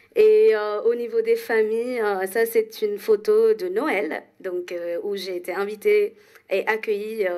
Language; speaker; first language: French; non-native, fluent; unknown